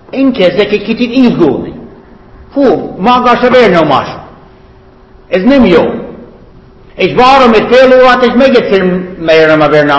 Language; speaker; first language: Hungarian; non-native, fluent; English